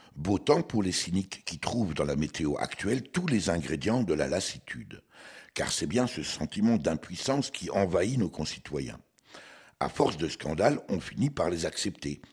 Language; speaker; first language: French; native; French